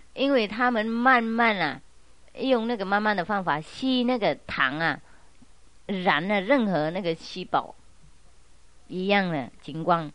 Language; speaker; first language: Chinese; non-native, fluent; Vietnamese